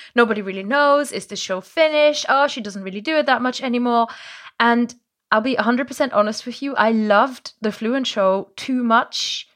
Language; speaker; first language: English; non-native, fluent; German